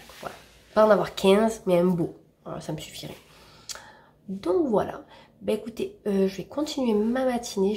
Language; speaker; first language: French; native; French